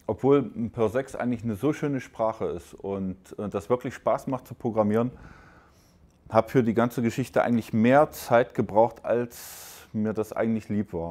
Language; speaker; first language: German; native; German